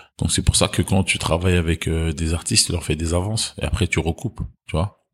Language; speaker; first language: French; early bilingual, other home language; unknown